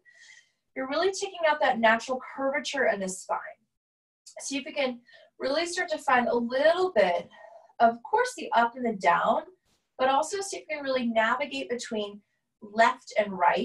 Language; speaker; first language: English; native; English